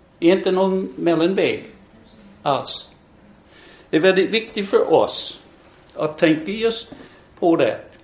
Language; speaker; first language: Swedish; non-native, fluent; English